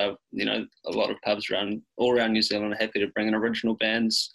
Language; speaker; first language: English; native; English